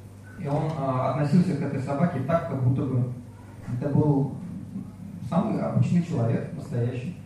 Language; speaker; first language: Russian; native; Russian